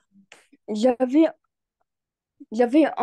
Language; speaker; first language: French; non-native, learner; Arabic